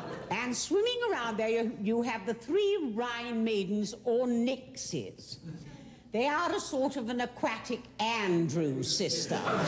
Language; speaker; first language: English; native; English